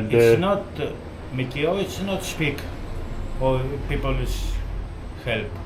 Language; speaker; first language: English; non-native, learner; Greek